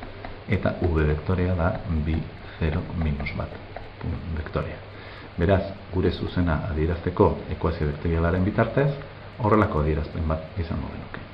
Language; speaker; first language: Basque; native; Basque